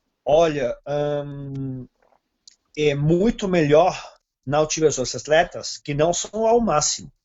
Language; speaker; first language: Portuguese; non-native, fluent; Serbian